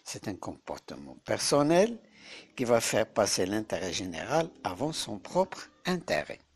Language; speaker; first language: French; non-native, local second language; Arabic